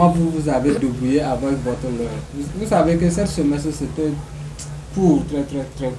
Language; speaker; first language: French; non-native, learner; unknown